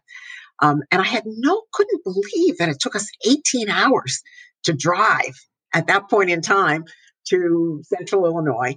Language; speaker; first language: English; native; English